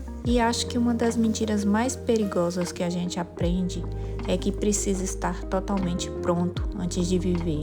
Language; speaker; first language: Portuguese; native; Portuguese